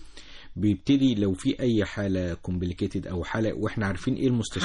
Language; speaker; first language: Arabic; native; Arabic